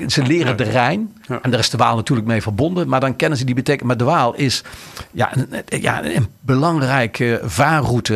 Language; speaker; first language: Dutch; native; Dutch